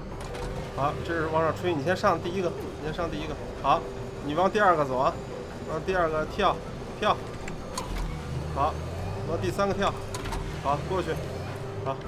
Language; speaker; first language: Chinese; native; Chinese